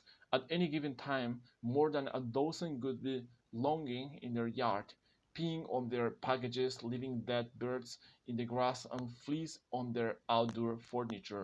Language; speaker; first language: English; non-native, fluent; Spanish